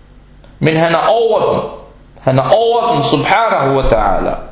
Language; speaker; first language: Danish; non-native, fluent; Arabic